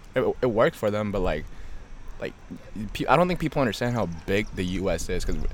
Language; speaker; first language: English; early bilingual, other home language; Amharic